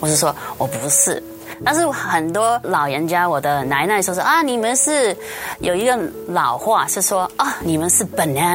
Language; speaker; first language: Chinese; early bilingual, heritage; Cantonese